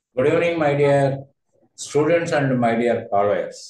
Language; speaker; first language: English; non-native, local second language; Telugu